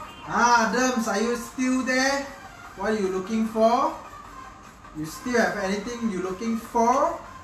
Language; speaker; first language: English; non-native, local second language; Chinese